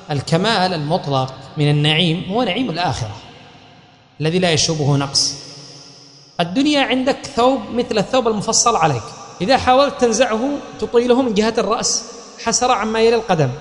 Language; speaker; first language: Arabic; native; Arabic